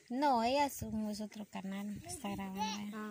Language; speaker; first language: Spanish; native; Spanish